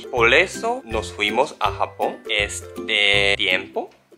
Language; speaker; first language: Spanish; non-native, learner; Japanese